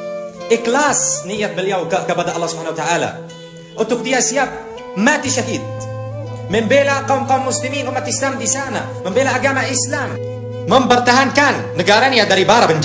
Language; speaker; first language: Indonesian; non-native, fluent; Arabic